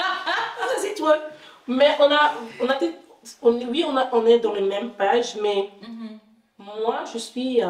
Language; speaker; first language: French; non-native, fluent; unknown